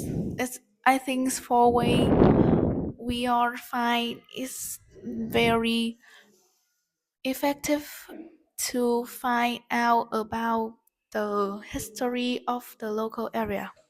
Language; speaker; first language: English; non-native, learner; Vietnamese